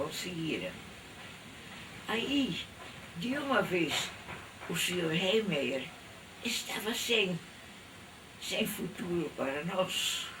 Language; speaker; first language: Portuguese; non-native, fluent; Dutch